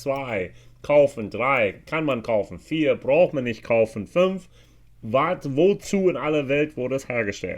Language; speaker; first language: German; non-native, fluent; English